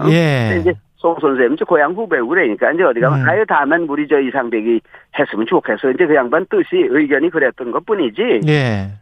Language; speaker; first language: Korean; native; Korean